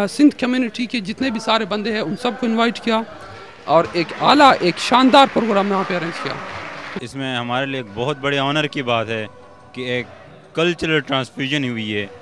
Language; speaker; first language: Urdu; non-native, local second language; Sindhi